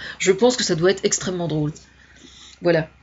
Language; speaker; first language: French; native; French